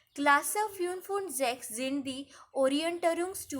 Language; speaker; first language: German; non-native, fluent; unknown